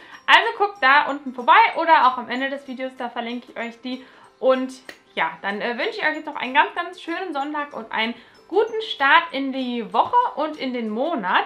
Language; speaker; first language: German; native; German